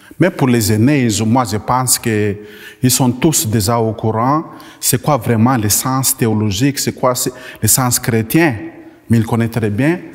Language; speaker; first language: French; non-native, local second language; Malagasy